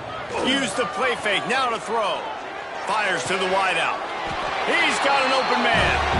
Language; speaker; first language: English; native; English